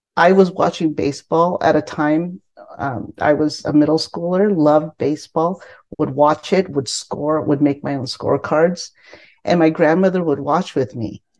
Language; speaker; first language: English; non-native, local second language; Filipino